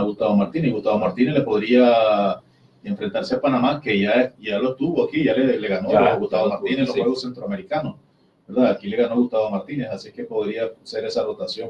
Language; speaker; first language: Spanish; native; Spanish